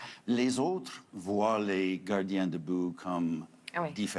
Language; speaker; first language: French; non-native, fluent; English